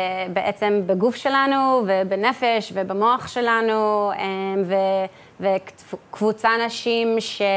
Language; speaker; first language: Hebrew; early bilingual, heritage; English